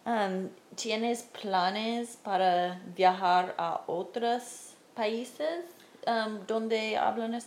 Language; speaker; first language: Spanish; non-native, fluent; English